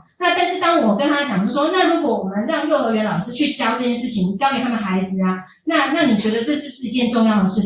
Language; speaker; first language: Chinese; native; Chinese